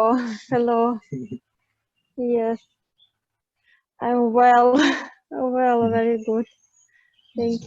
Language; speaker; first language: English; non-native, fluent; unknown